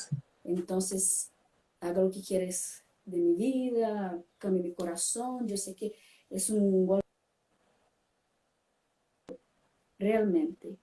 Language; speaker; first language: Spanish; non-native, fluent; Portuguese